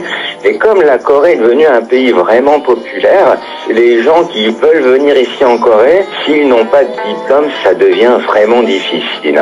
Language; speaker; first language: French; native; French